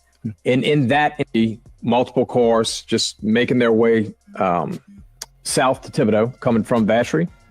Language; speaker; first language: English; native; English